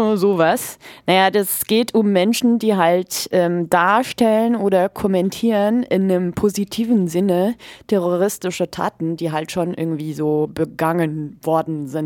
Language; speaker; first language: German; native; German